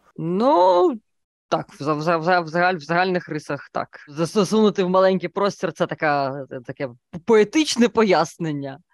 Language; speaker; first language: Ukrainian; native; Ukrainian